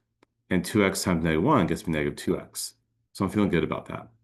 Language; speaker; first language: English; native; English